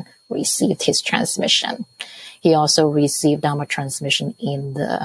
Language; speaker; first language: English; non-native, local second language; Cantonese